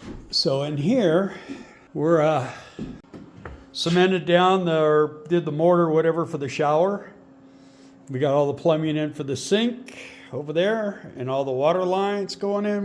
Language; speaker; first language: English; native; English